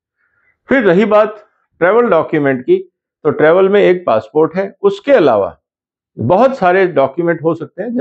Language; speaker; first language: Hindi; native; Hindi